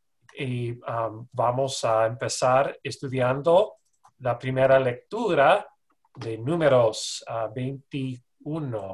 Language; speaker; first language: Spanish; non-native, fluent; English